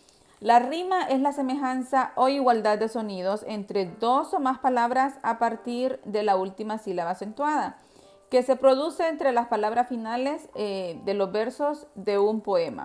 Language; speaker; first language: Spanish; native; Spanish